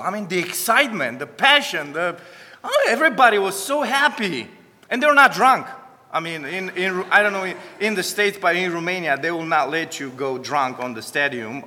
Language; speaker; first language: English; non-native, fluent; Romanian